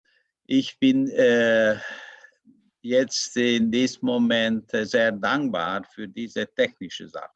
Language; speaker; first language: German; non-native, learner; Hungarian